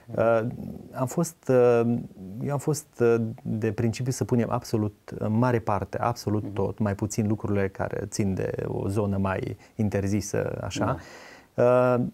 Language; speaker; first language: Romanian; native; Romanian